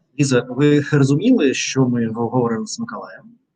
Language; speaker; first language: Ukrainian; non-native, learner; Russian